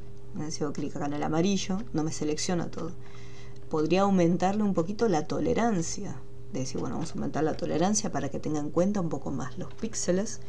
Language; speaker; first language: Spanish; native; Spanish